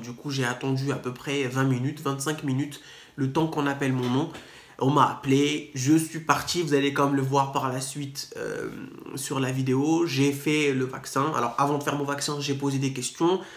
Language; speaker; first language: French; native; French